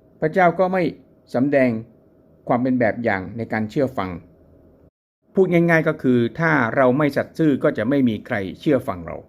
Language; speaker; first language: Thai; native; Thai